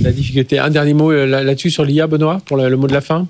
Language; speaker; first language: French; native; French